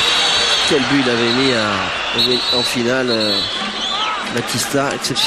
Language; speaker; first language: French; native; French